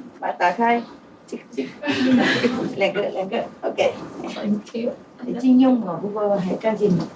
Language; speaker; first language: Chinese; non-native, fluent; Vietnamese